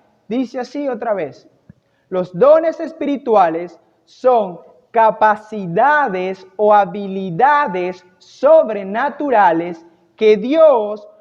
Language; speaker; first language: Spanish; native; Spanish